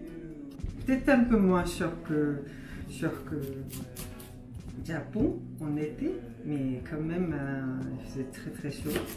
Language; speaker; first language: French; non-native, fluent; Japanese